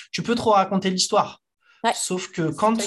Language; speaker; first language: French; native; French